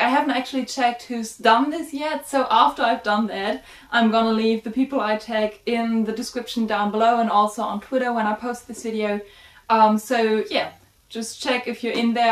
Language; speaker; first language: English; non-native, fluent; German